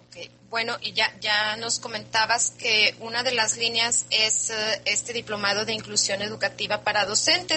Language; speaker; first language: Spanish; native; Spanish